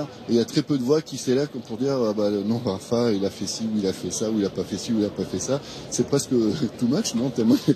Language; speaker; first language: French; native; French